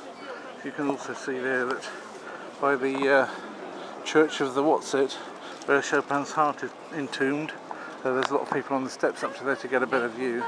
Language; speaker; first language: English; native; English